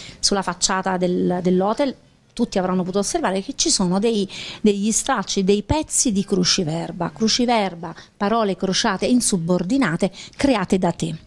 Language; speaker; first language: Italian; native; Italian